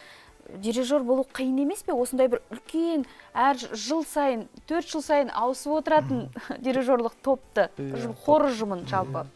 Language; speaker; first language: Kazakh; native; Kazakh